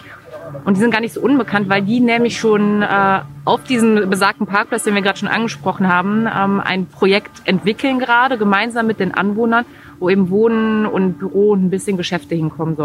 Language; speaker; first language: German; native; German